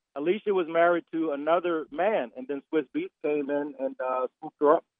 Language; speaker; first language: English; native; English